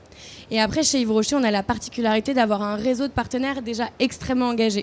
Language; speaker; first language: French; native; French